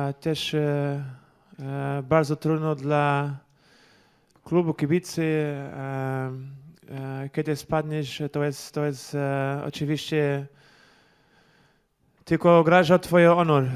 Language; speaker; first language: Polish; non-native, learner; Portuguese